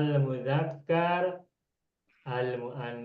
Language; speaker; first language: Arabic; non-native, fluent; Indonesian